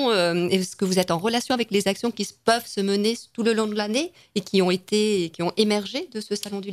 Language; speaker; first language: French; native; French